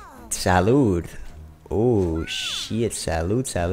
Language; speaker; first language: Spanish; non-native, learner; English